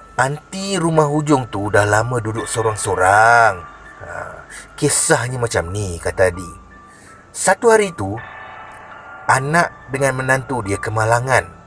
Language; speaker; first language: Malay; native; Malay